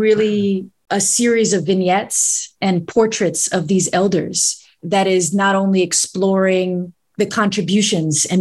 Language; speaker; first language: English; native; English